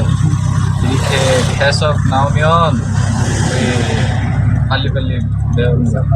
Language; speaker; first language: Korean; non-native, learner; Bangla